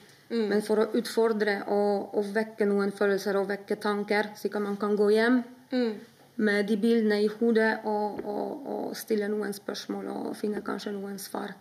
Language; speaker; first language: Norwegian; non-native, fluent; Polish